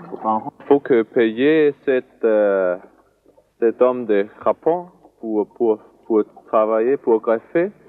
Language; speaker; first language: French; non-native, learner; Danish